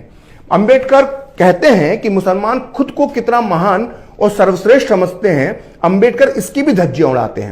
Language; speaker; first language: Hindi; native; Hindi